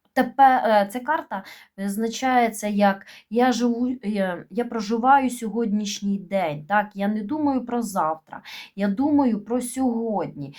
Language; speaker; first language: Ukrainian; non-native, local second language; Russian